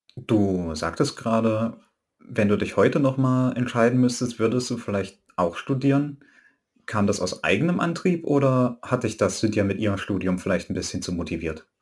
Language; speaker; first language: German; native; German